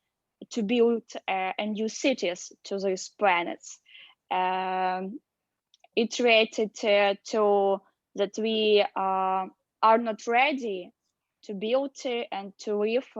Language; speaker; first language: English; non-native, learner; Russian